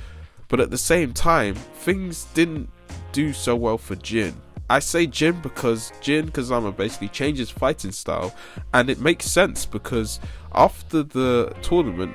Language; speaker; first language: English; native; English